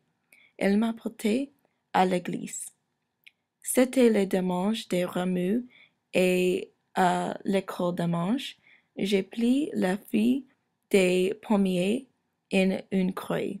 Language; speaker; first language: French; non-native, learner; English